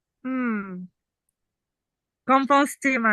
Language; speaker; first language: French; non-native, learner; English